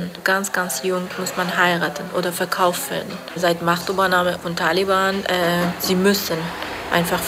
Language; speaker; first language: German; non-native, fluent; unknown